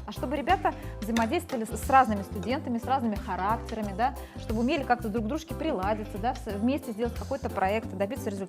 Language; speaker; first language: Russian; native; Russian